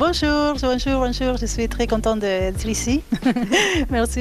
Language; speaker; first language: French; non-native, fluent; Spanish